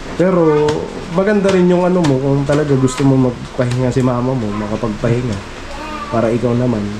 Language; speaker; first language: Filipino; non-native, local second language; Waray